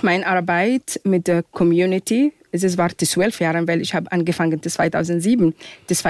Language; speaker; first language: German; non-native, fluent; Arabic